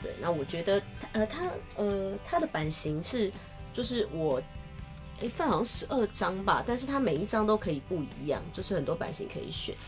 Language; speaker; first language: Chinese; native; Chinese